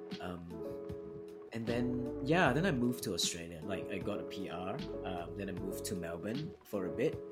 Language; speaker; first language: English; non-native, local second language; Cantonese